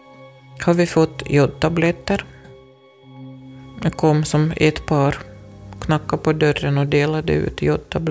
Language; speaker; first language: Swedish; non-native, fluent; Russian